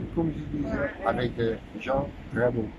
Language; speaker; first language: French; non-native, fluent; Dutch